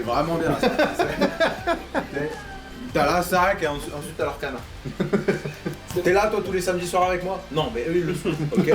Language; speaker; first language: French; native; French